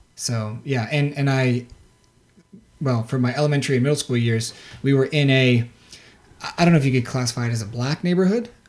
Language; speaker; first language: English; native; English